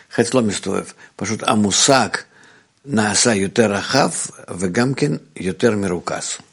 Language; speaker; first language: Hebrew; non-native, fluent; Russian